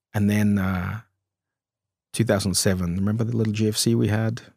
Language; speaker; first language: English; early bilingual, other home language; Romanian